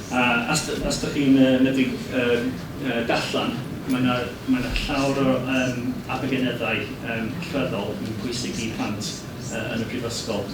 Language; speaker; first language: Welsh; non-native, learner; English